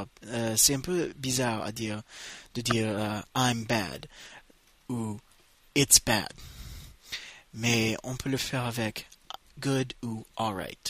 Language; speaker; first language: French; non-native, fluent; English